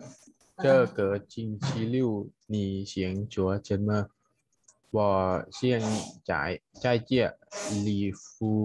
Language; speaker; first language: Chinese; non-native, learner; Thai